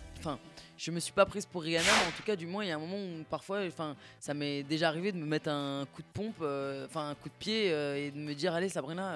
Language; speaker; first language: French; native; French